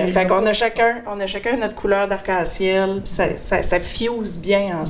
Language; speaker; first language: French; native; French